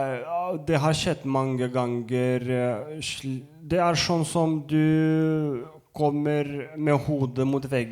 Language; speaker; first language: Norwegian; non-native, fluent; Lithuanian